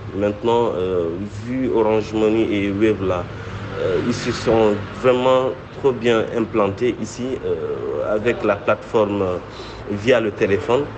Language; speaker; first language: French; non-native, local second language; Wolof